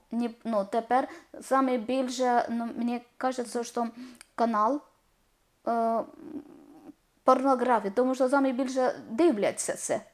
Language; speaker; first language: Ukrainian; non-native, learner; Malayalam